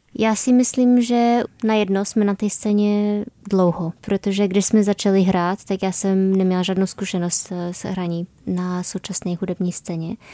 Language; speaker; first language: Czech; non-native, fluent; Polish